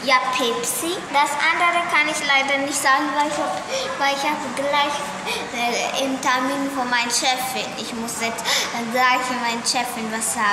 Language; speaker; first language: German; early bilingual, other home language; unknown